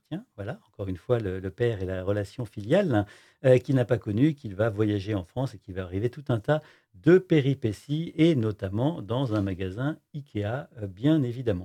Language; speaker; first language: French; native; French